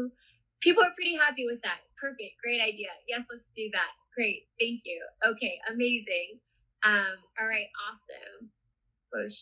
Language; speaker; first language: English; native; English